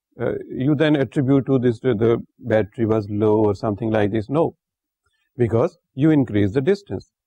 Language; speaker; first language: English; non-native, local second language; Urdu